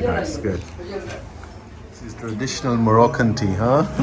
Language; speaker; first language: English; non-native, fluent; Urdu